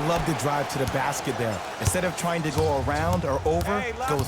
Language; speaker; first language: English; native; English